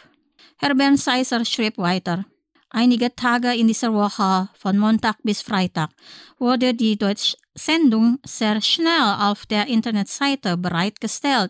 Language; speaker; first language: German; non-native, fluent; Indonesian